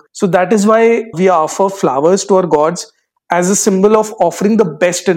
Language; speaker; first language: English; non-native, local second language; Hindi